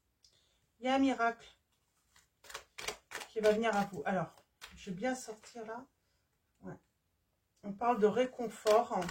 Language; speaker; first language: French; native; French